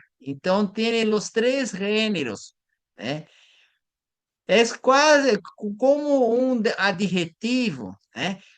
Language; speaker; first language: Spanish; non-native, learner; Portuguese